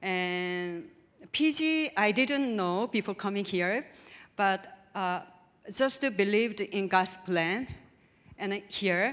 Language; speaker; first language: English; non-native, learner; Korean